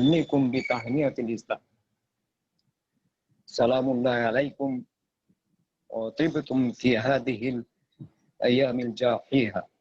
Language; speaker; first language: Arabic; non-native, fluent; Bangla